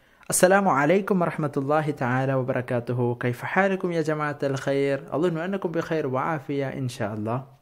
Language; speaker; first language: Arabic; non-native, fluent; Malayalam